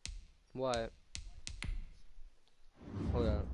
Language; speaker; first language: English; native; English